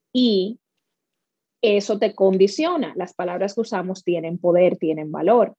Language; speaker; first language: Spanish; native; Spanish